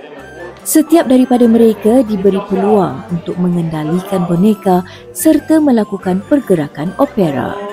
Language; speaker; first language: Malay; native; Malay